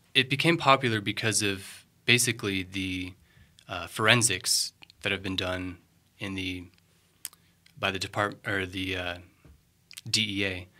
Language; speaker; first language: English; native; English